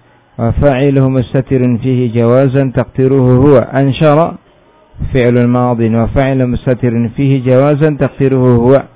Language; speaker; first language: Arabic; non-native, fluent; Indonesian